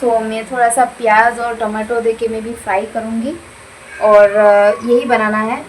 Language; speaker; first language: Hindi; non-native, local second language; Bangla